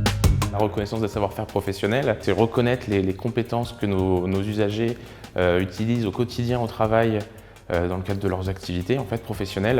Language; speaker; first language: French; native; French